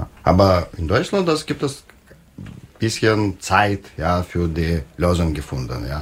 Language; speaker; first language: German; non-native, learner; Russian